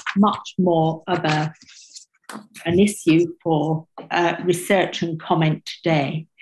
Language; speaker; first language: English; native; English